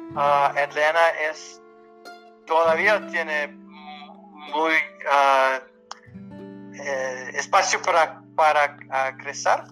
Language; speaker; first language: Spanish; early bilingual, heritage; Spanish